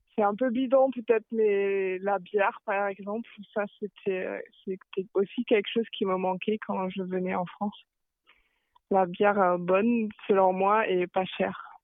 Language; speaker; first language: French; non-native, fluent; German